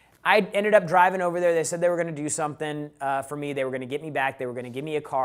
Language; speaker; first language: English; native; English